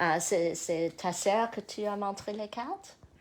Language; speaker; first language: French; non-native, learner; English